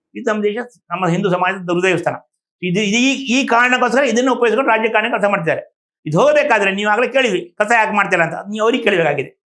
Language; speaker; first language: Kannada; native; Kannada